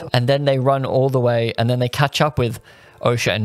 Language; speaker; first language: English; native; English